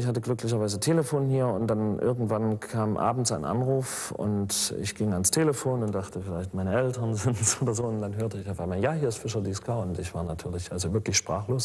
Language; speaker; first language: German; native; German